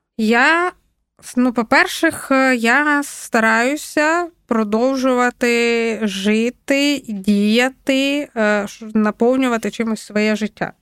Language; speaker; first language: Ukrainian; non-native, local second language; Russian